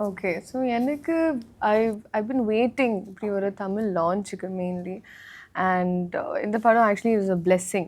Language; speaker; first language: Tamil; non-native, learner; Telugu